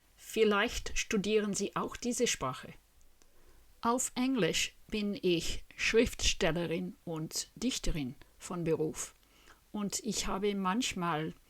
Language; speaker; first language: German; non-native, fluent; English